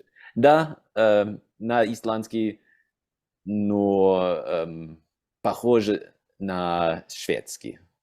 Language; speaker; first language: Russian; non-native, learner; English